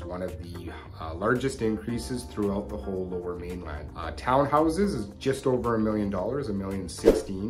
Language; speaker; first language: English; native; English